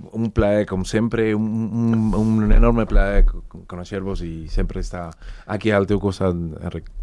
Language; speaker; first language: Catalan; non-native, fluent; Spanish